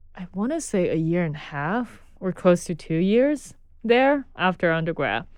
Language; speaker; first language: English; non-native, fluent; Chinese